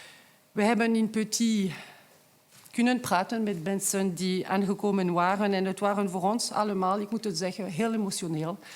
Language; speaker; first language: Dutch; non-native, local second language; French